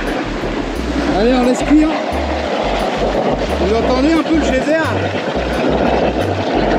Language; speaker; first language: French; native; French